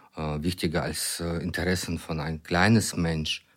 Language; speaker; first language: German; non-native, fluent; Ukrainian